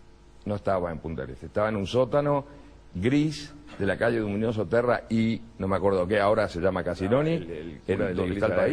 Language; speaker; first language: Spanish; native; Spanish